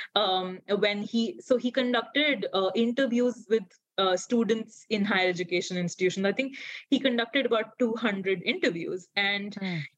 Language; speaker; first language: English; non-native, local second language; Hindi